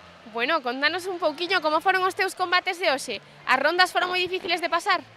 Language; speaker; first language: Galician; native; Galician